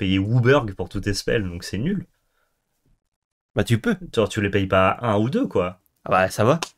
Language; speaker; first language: French; native; French